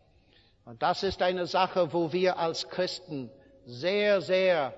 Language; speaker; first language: German; non-native, fluent; English